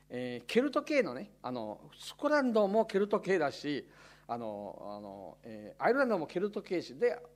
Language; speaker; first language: Japanese; non-native, fluent; Chinese